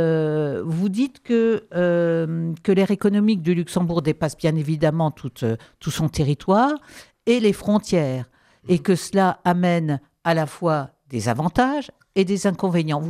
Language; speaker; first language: French; native; French